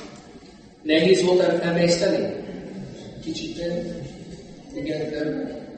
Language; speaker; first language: Hungarian; non-native, fluent; English